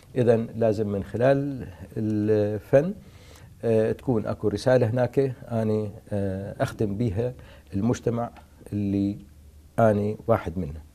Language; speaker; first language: Arabic; native; Arabic